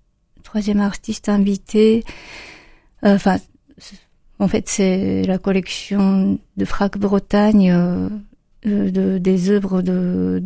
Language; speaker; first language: French; non-native, fluent; Japanese